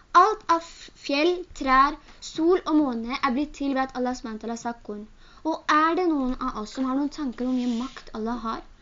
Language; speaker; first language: Norwegian; early bilingual, other home language; Urdu